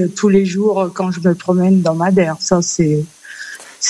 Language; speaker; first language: French; native; French